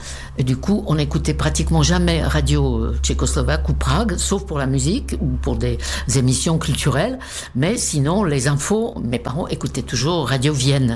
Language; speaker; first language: French; non-native, fluent; Czech